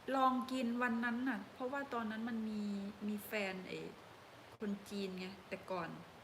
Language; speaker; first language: Thai; native; Thai